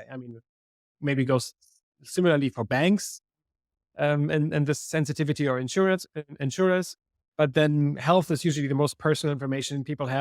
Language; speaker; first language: English; non-native, fluent; German